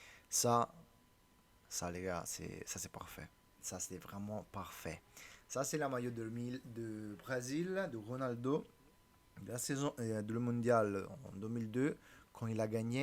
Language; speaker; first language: French; non-native, learner; Italian